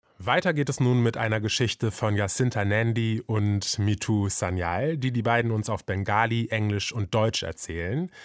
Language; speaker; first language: German; native; German